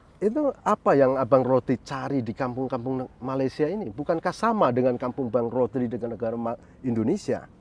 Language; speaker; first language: Indonesian; non-native, local second language; Javanese